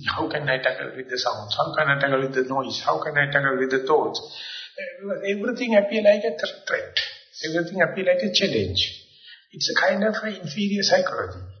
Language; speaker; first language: English; non-native, local second language; Sinhala